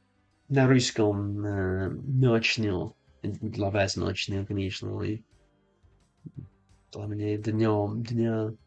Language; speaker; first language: Russian; non-native, learner; English